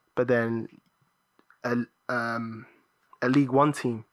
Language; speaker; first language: English; early bilingual, other home language; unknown